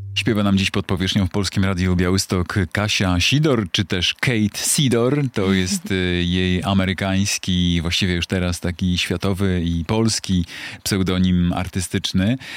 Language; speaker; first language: Polish; native; Polish